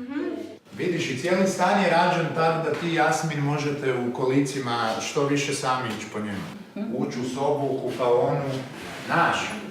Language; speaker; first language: Croatian; native; Croatian